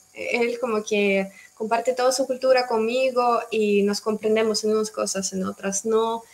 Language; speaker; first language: Spanish; non-native, fluent; Russian